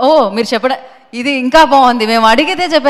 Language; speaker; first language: Telugu; native; Telugu